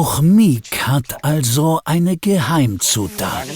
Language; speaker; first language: German; native; German